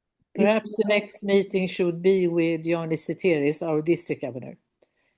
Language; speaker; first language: English; non-native, fluent; Swedish